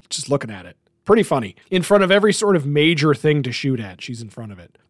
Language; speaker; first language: English; native; English